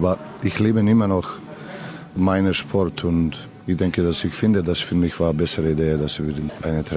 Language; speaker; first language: German; non-native, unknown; Serbian